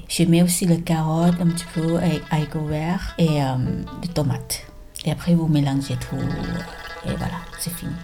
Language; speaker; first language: French; non-native, learner; Thai